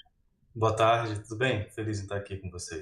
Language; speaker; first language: Portuguese; native; Portuguese